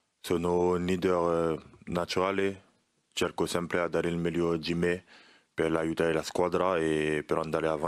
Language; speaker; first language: Italian; non-native, fluent; French